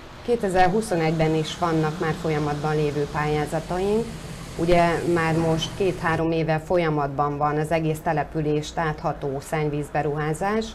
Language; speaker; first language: Hungarian; native; Hungarian